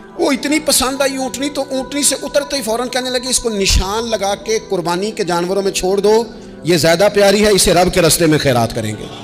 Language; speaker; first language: Urdu; non-native, local second language; Punjabi